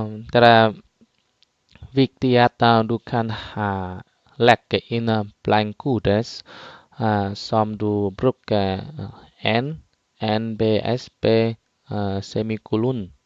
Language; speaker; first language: Norwegian; non-native, fluent; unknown